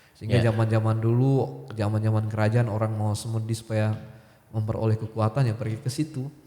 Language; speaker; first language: Indonesian; non-native, local second language; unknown